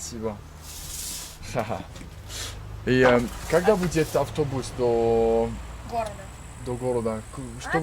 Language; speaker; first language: Russian; non-native, learner; French